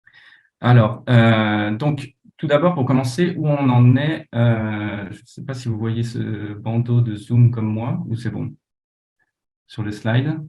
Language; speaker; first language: French; native; French